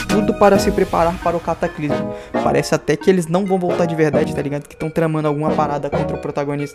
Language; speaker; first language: Portuguese; native; Portuguese